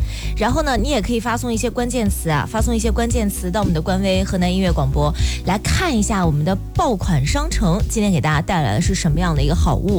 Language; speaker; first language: Chinese; native; Chinese